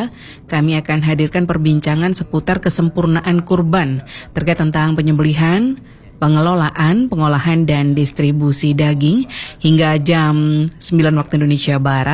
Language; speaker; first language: Indonesian; native; Indonesian